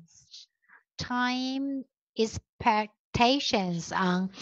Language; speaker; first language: English; non-native, learner; Chinese